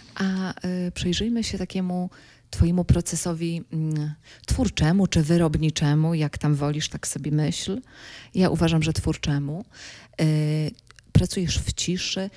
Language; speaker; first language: Polish; native; Polish